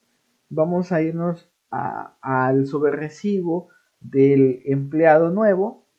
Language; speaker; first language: Spanish; native; Spanish